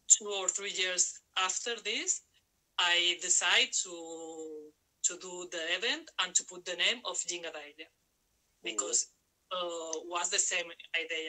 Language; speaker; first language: English; non-native, learner; Spanish